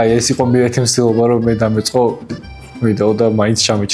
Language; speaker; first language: Georgian; native; Georgian